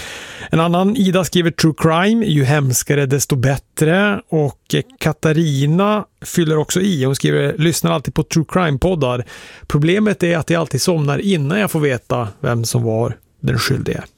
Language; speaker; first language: Swedish; native; Swedish